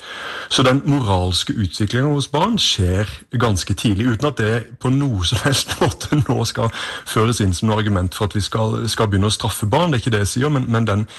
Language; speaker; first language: Norwegian; native; Norwegian